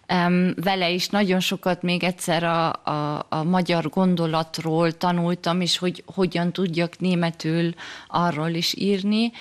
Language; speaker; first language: Hungarian; early bilingual, heritage; German